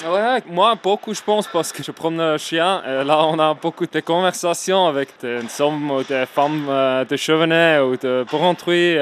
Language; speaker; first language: French; non-native, learner; Swiss German